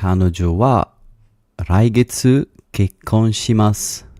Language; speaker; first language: Japanese; non-native, learner; English